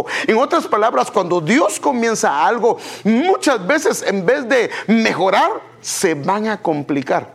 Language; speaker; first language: Spanish; native; Spanish